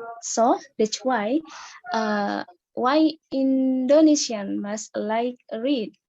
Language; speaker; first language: English; non-native, learner; Indonesian